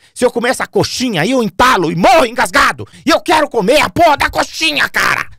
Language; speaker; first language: Portuguese; native; Portuguese